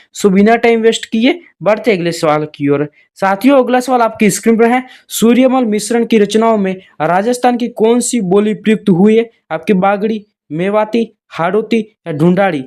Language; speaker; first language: Hindi; native; Hindi